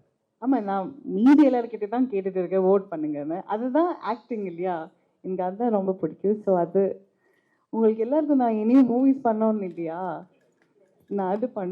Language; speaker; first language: Tamil; early bilingual, heritage; Tamil